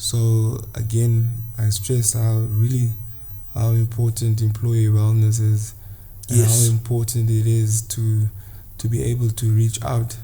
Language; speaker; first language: English; non-native, local second language; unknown